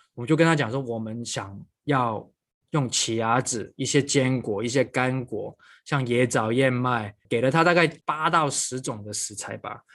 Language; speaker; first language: Chinese; non-native, local second language; Cantonese